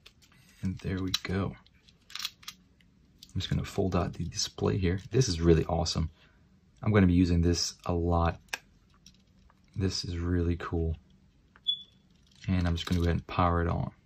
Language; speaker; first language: English; native; English